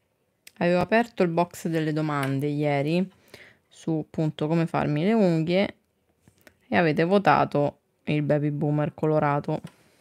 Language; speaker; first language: Italian; native; Italian